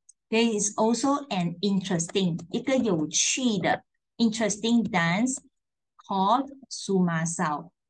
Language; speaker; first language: English; non-native, local second language; Chinese